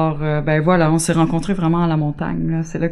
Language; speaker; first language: French; native; French